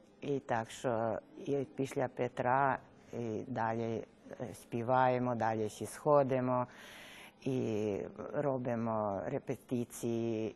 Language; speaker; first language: Ukrainian; early bilingual, heritage; Ukrainian